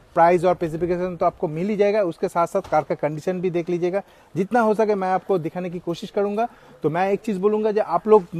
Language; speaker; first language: Hindi; non-native, local second language; Bangla